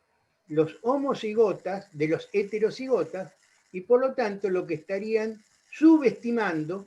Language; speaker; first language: Spanish; native; Spanish